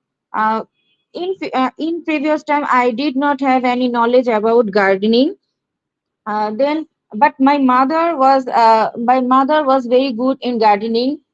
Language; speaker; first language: English; non-native, learner; Bangla